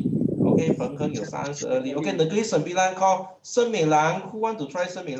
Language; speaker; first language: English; non-native, local second language; Chinese